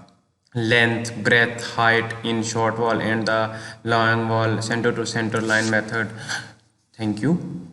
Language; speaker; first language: English; non-native, local second language; Hindi